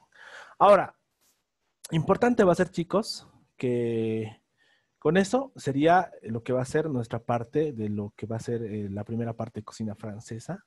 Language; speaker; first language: Spanish; native; Spanish